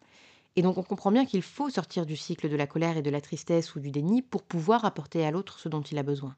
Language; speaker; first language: French; native; French